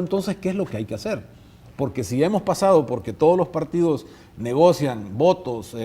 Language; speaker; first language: Spanish; native; Spanish